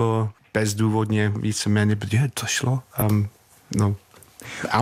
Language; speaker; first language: Czech; non-native, fluent; English